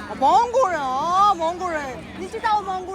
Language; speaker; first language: Chinese; non-native, learner; Mongolian